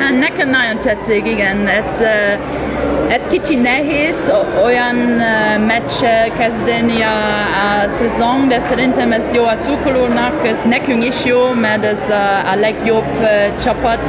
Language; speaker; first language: Hungarian; non-native, learner; German